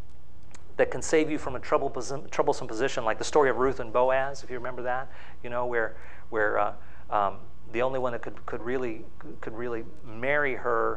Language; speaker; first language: English; native; English